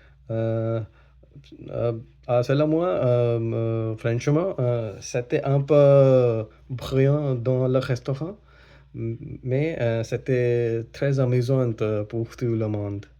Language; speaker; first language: French; non-native, learner; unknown